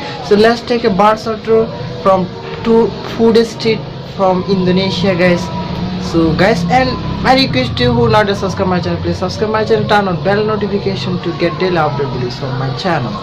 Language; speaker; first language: English; non-native, learner; Bangla